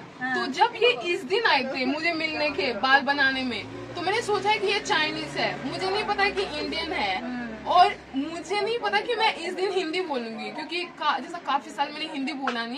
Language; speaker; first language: Hindi; non-native, learner; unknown